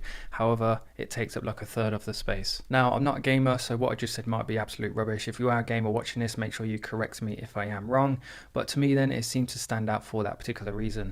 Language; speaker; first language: English; native; English